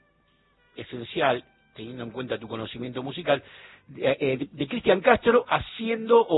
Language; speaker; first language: Spanish; native; Spanish